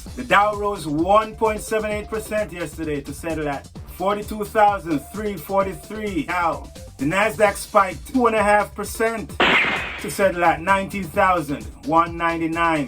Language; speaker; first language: English; native; English